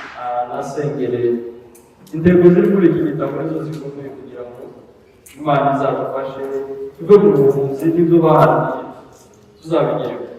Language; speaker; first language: Kinyarwanda; native; Kinyarwanda